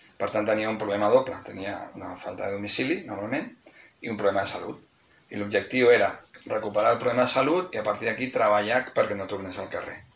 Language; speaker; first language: Catalan; non-native, local second language; Spanish